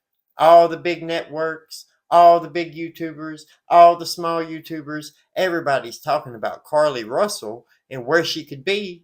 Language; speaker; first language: English; native; English